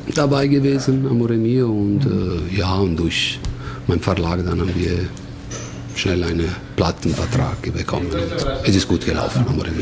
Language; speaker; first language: German; non-native, learner; Italian